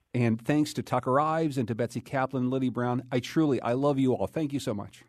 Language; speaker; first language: English; native; English